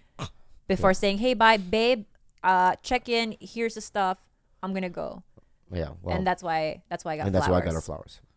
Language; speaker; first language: English; non-native, local second language; Cebuano